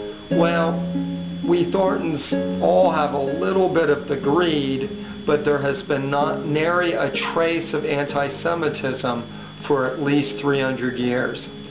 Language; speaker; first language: English; native; English